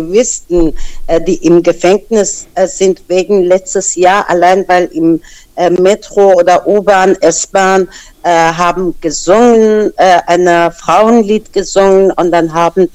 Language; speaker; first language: German; non-native, fluent; Persian